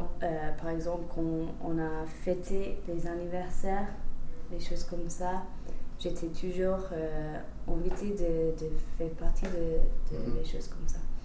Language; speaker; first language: French; non-native, fluent; English